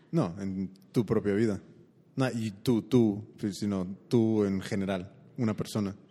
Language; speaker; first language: Spanish; early bilingual, heritage; Spanish